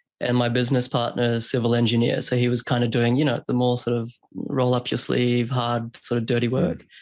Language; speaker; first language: English; early bilingual, other home language; Hindi